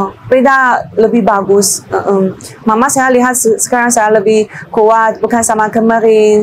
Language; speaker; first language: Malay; non-native, learner; Chinese